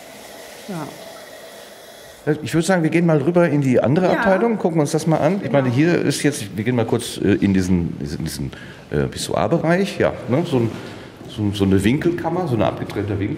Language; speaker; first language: German; native; German